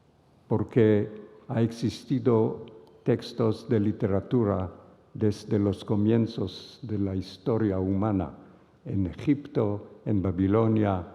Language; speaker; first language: Spanish; non-native, fluent; Hebrew